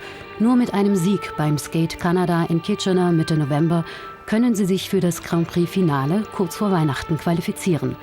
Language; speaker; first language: German; native; German